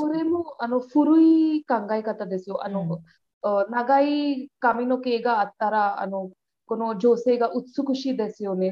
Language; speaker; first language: Japanese; non-native, learner; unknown